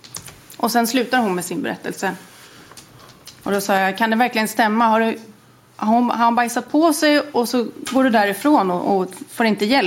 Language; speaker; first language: Swedish; native; Swedish